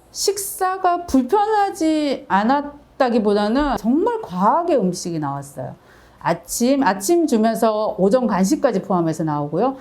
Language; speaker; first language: Korean; native; Korean